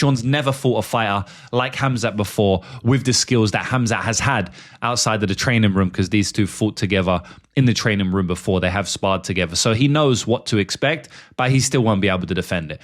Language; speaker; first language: English; native; English